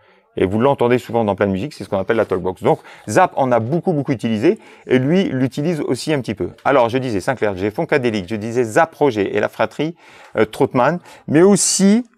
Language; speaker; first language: French; native; French